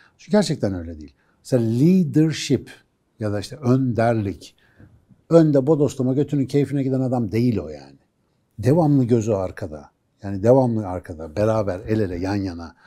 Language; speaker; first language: Turkish; native; Turkish